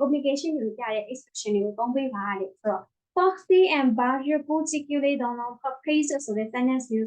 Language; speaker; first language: French; non-native, fluent; Burmese